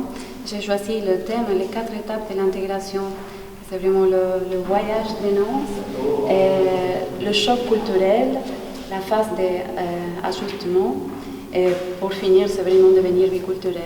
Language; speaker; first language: French; non-native, fluent; Spanish